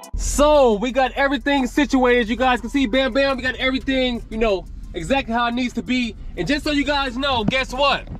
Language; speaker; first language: English; native; English